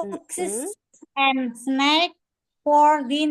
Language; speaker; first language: English; non-native, learner; Indonesian